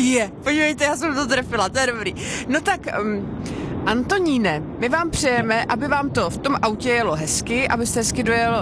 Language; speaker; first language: Czech; native; Czech